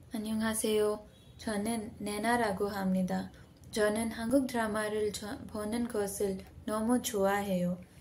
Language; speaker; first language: Korean; non-native, learner; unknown